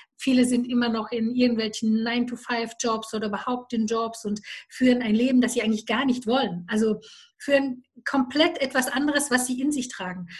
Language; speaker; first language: German; native; German